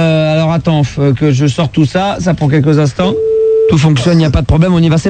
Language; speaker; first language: French; native; French